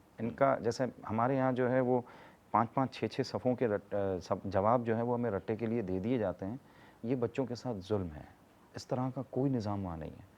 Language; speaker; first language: Urdu; native; Urdu